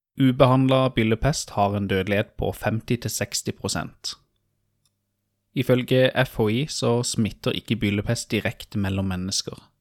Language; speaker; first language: Norwegian; native; Norwegian